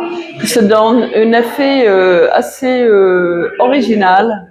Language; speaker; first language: French; non-native, fluent; Dutch